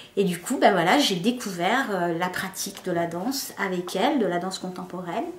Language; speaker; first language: French; early bilingual, other home language; Kabyle